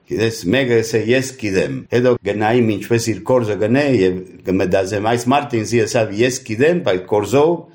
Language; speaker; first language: Armenian; early bilingual, heritage; Armenian